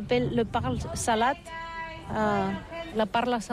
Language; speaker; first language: French; non-native, local second language; Catalan